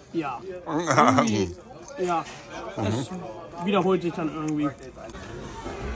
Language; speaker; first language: German; native; German